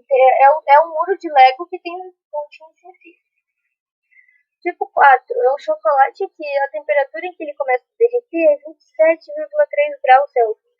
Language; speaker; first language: Portuguese; native; Portuguese